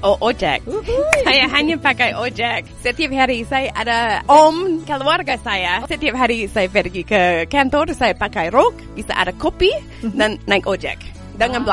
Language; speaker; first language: Indonesian; non-native, learner; English